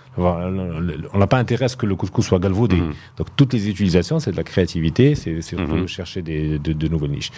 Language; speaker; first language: French; non-native, local second language; Arabic